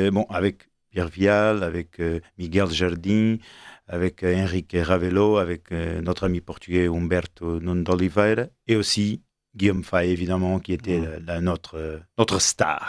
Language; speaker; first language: French; non-native, fluent; Portuguese